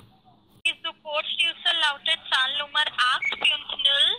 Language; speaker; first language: German; non-native, learner; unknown